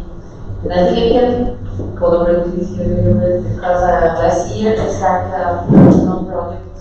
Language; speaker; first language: English; non-native, fluent; Portuguese